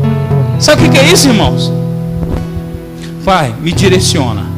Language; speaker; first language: Portuguese; native; Portuguese